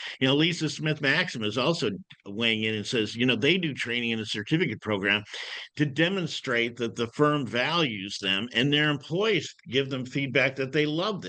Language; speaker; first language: English; native; English